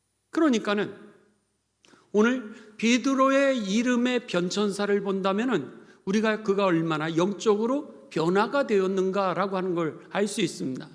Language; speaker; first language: Korean; native; Korean